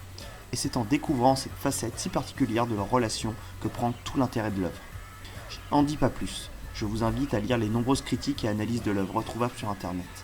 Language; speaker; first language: French; native; French